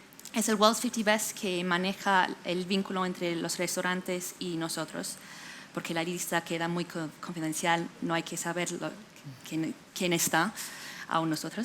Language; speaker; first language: Spanish; non-native, fluent; English